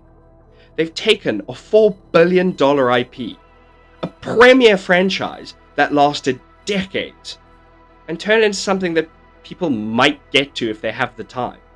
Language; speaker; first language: English; native; English